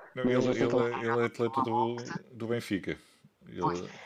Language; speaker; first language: Portuguese; native; Portuguese